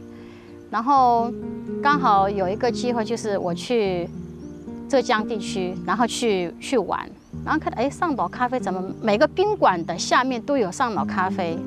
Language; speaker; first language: Chinese; native; Chinese